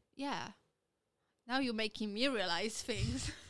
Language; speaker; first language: English; non-native, fluent; Polish